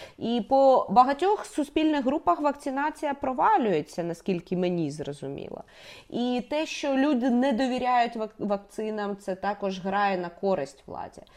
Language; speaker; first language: Ukrainian; native; Ukrainian